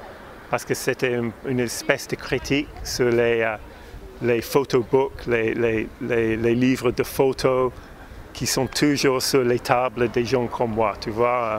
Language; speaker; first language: French; non-native, fluent; English